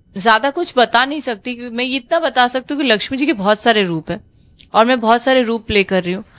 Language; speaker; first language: Hindi; non-native, local second language; Bangla